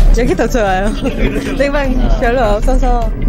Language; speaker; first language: Korean; non-native, learner; French